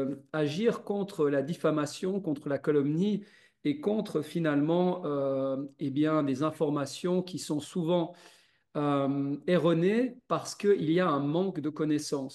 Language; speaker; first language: French; native; French